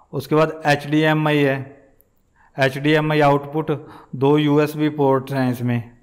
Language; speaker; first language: Hindi; non-native, local second language; Punjabi